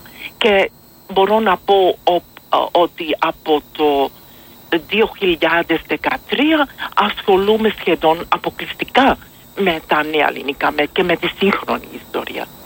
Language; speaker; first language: Greek; non-native, fluent; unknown